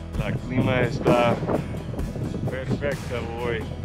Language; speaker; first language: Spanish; non-native, learner; English